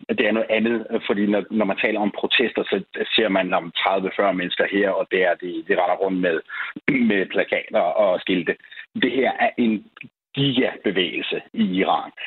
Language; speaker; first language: Danish; early bilingual, other home language; Persian